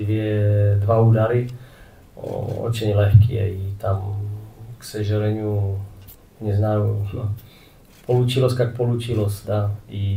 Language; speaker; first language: Russian; non-native, fluent; Czech